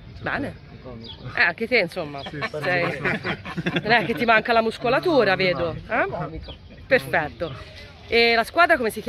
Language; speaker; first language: Italian; native; Italian